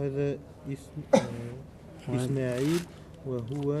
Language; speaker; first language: Arabic; non-native, learner; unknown